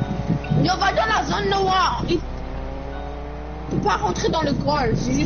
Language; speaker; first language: French; non-native, local second language; English